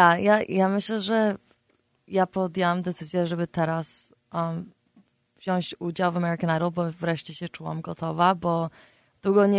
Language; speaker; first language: Polish; early bilingual, heritage; Polish